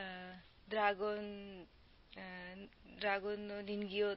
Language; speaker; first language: Japanese; non-native, learner; Bangla